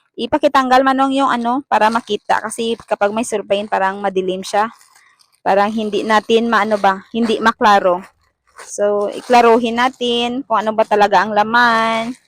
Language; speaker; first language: Filipino; non-native, local second language; Cebuano